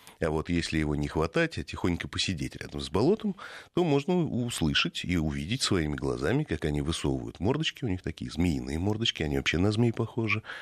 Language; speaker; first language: Russian; native; Russian